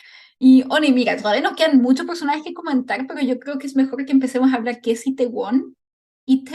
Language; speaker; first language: Spanish; native; Spanish